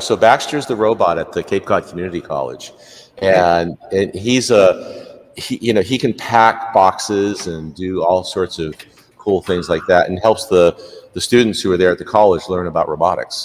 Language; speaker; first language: English; native; English